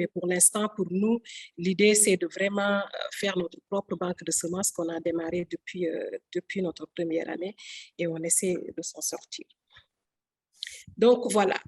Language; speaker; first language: French; non-native, local second language; Wolof